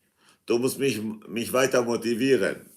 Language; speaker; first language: German; non-native, fluent; Kurdish